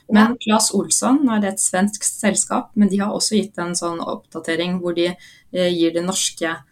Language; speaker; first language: Norwegian; native; Norwegian